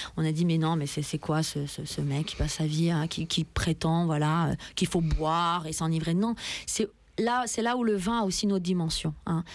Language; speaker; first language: French; early bilingual, other home language; Persian